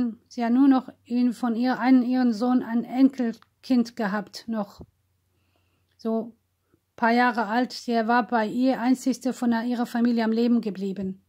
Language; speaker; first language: German; non-native, fluent; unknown